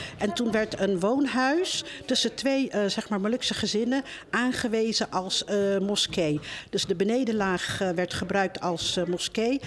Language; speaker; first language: Dutch; early bilingual, other home language; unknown